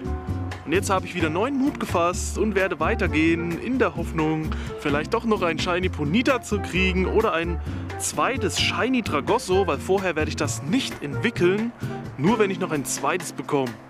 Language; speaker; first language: German; native; German